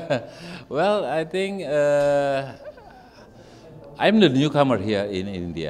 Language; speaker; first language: English; non-native, fluent; Indonesian